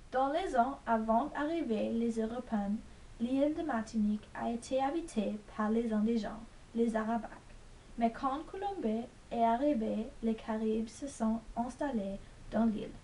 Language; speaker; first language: French; non-native, learner; English